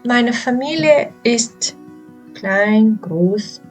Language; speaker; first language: German; non-native, learner; Ukrainian